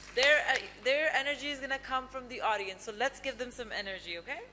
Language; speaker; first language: English; native; English